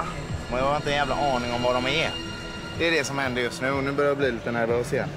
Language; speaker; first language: Swedish; native; Swedish